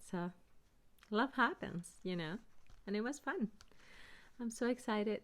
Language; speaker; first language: English; early bilingual, other home language; Spanish